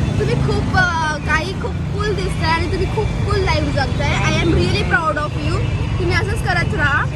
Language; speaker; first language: Marathi; non-native, local second language; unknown